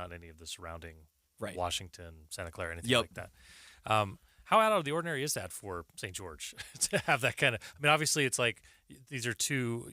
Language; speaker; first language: English; native; English